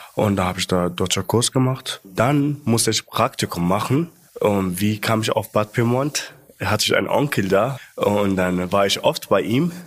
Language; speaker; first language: German; non-native, fluent; Arabic